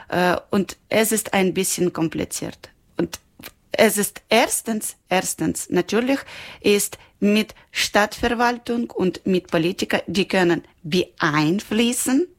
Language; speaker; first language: German; non-native, learner; Ukrainian